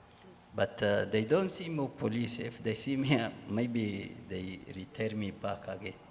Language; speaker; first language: English; non-native, learner; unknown